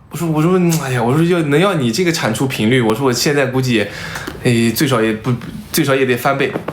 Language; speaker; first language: Chinese; native; Chinese